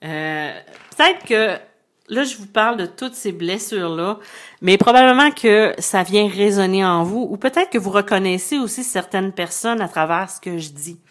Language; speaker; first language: French; native; French